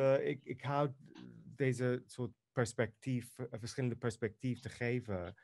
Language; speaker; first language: Dutch; non-native, fluent; Greek